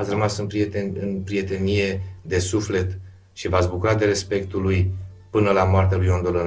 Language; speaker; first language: Romanian; native; Romanian